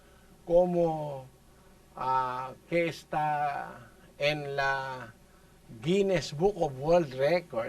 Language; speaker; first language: Spanish; non-native, learner; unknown